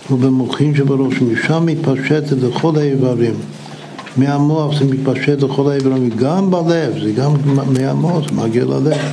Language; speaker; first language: Hebrew; non-native, fluent; English